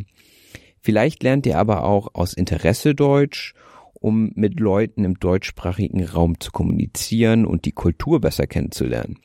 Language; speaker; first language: German; native; German